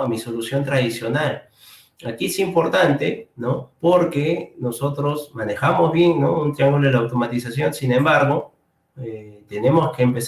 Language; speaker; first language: Spanish; native; Spanish